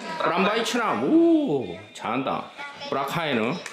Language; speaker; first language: Korean; native; Korean